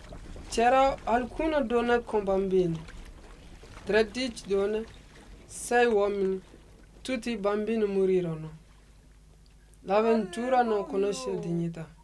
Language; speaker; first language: Italian; non-native, learner; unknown